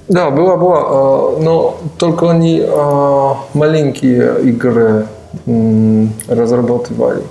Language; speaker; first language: Russian; non-native, learner; Polish